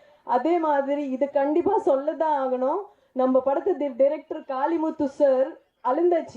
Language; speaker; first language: Tamil; non-native, fluent; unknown